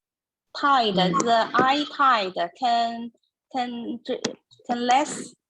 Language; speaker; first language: English; non-native, learner; Chinese